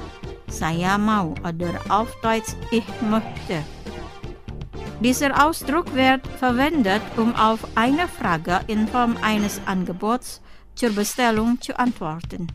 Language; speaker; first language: German; non-native, fluent; Indonesian